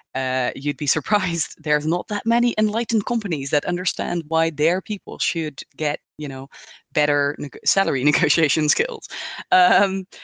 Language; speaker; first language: English; non-native, fluent; Dutch